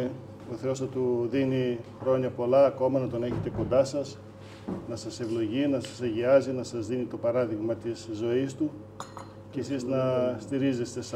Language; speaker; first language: Greek; native; Greek